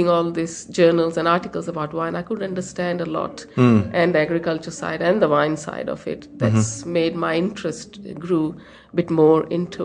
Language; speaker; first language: English; non-native, local second language; Hindi